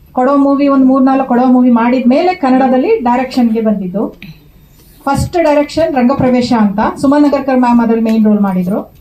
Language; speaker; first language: Kannada; non-native, local second language; Kodava